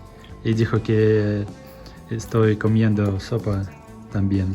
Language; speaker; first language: Spanish; non-native, learner; Russian